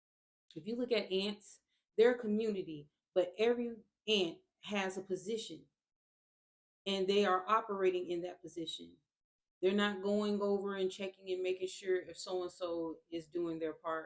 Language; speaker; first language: English; native; English